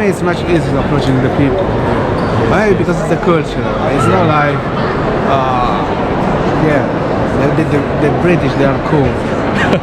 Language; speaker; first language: English; non-native, learner; Italian